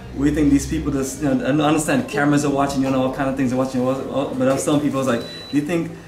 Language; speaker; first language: English; native; English